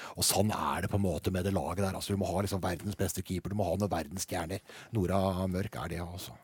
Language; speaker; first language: Norwegian; native; Norwegian